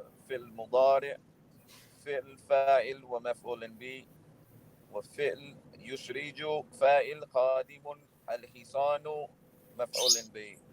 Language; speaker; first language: Arabic; non-native, learner; English